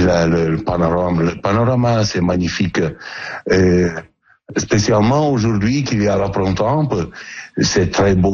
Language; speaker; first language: French; non-native, learner; Italian